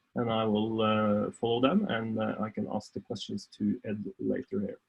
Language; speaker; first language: English; non-native, fluent; Norwegian